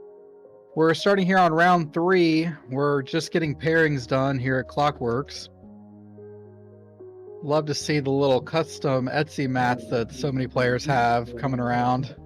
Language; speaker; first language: English; native; English